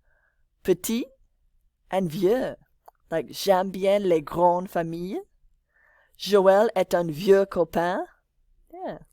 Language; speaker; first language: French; non-native, fluent; English